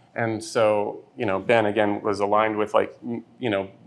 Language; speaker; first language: English; native; English